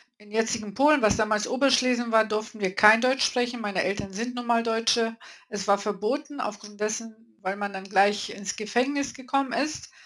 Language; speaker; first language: German; early bilingual, other home language; Polish